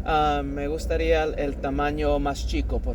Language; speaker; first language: Spanish; early bilingual, heritage; English